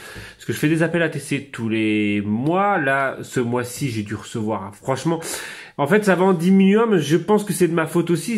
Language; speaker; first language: French; native; French